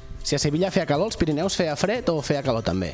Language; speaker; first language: Catalan; native; Catalan